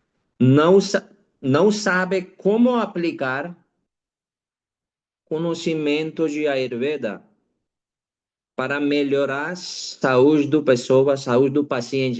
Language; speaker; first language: Portuguese; non-native, learner; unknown